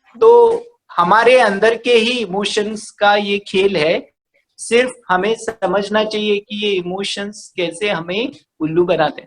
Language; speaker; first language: Hindi; non-native, local second language; Marathi